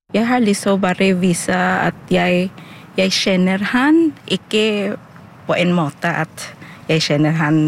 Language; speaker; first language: Norwegian; non-native, fluent; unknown